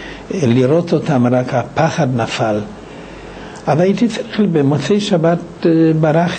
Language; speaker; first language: Hebrew; non-native, fluent; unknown